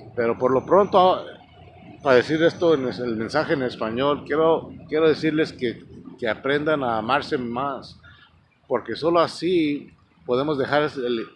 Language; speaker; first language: Spanish; early bilingual, heritage; Spanish